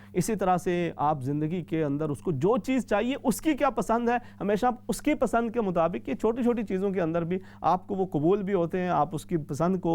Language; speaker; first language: Urdu; native; Urdu